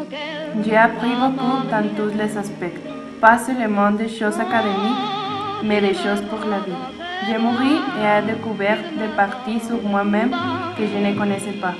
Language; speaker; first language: French; non-native, learner; Spanish